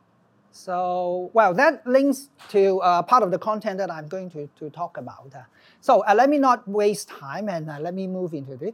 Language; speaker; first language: English; non-native, local second language; Cantonese